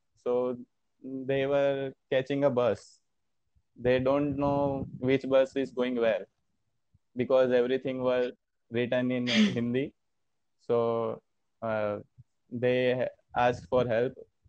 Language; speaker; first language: English; non-native, learner; Hindi